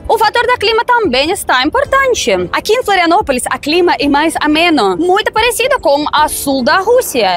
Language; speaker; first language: Portuguese; non-native, fluent; Russian